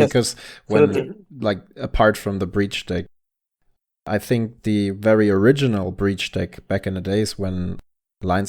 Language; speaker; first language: English; non-native, fluent; German